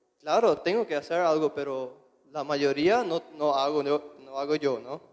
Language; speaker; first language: Spanish; non-native, local second language; German